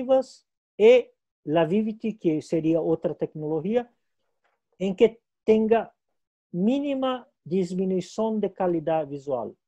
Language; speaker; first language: Spanish; non-native, local second language; Portuguese